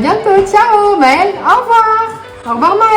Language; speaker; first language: French; native; French